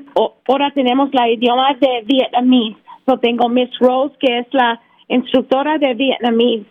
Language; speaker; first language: Spanish; early bilingual, heritage; Spanish